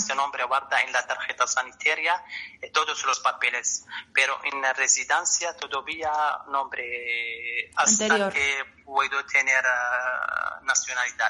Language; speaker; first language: Spanish; non-native, learner; Arabic